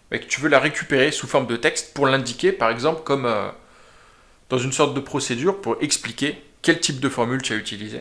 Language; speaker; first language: French; native; French